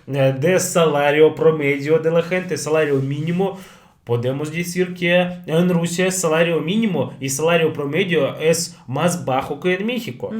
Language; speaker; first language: Spanish; non-native, fluent; Russian